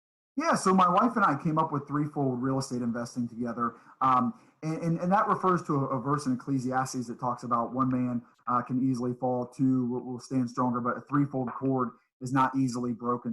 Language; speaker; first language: English; native; English